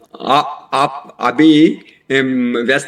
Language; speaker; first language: Hindi; non-native, learner; Telugu